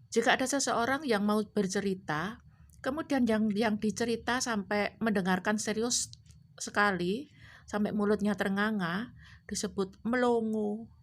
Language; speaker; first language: Indonesian; non-native, local second language; Javanese